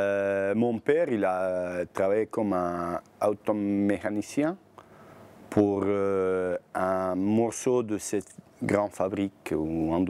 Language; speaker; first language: French; non-native, learner; Bosnian